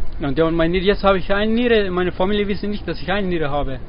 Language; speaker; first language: German; non-native, learner; Persian